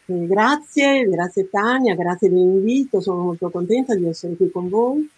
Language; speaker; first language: Italian; native; Italian